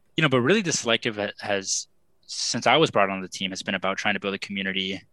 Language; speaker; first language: English; native; English